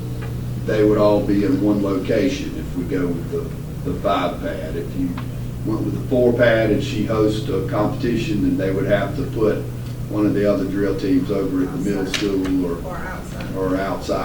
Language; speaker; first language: English; native; English